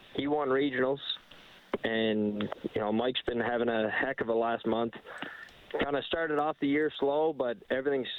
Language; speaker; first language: English; native; English